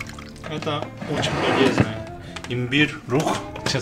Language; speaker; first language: Russian; non-native, fluent; Korean